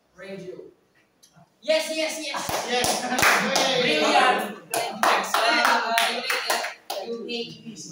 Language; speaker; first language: English; non-native, learner; Indonesian